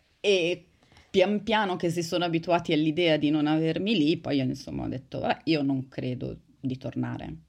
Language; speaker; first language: Italian; native; Italian